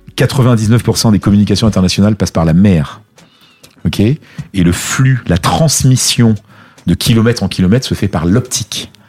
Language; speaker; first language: French; native; French